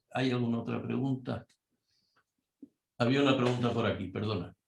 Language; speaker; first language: Spanish; native; Spanish